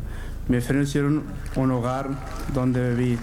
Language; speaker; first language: Spanish; non-native, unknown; Arabic